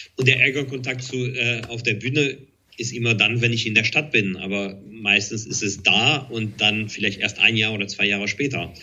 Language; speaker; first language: German; non-native, fluent; French